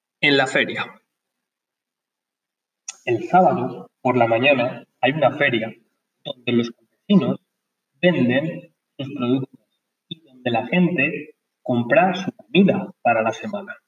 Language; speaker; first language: Spanish; non-native, learner; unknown